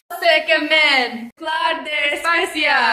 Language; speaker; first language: Spanish; non-native, learner; English